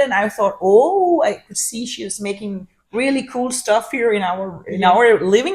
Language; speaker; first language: English; non-native, fluent; Danish